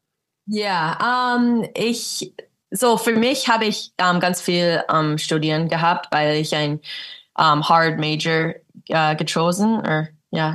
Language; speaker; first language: German; early bilingual, heritage; English